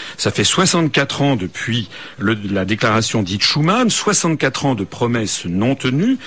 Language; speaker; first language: French; native; French